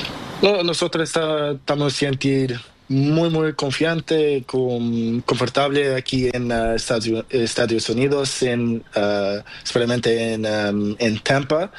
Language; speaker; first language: Spanish; non-native, learner; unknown